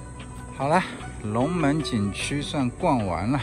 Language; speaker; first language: Chinese; native; Chinese